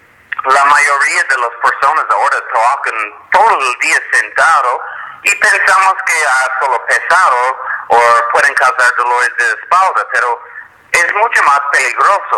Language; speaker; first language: Spanish; non-native, fluent; English